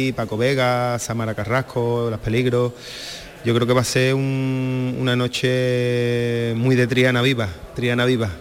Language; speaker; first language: Spanish; native; Spanish